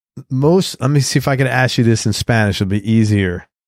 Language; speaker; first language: English; native; English